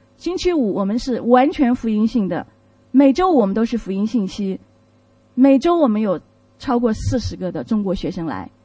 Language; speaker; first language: Chinese; native; Chinese